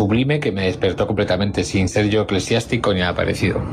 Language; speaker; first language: Spanish; native; Spanish